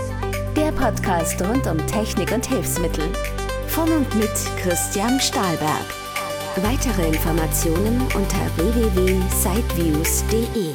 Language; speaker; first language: German; native; German